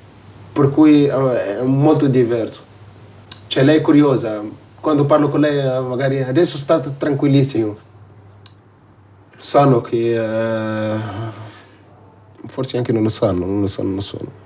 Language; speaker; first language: Italian; non-native, learner; Arabic